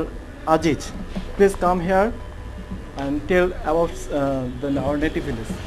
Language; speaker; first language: English; non-native, learner; Bangla